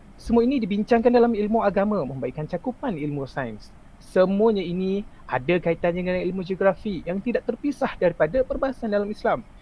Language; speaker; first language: Malay; native; Malay